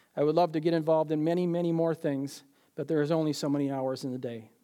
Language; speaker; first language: English; native; English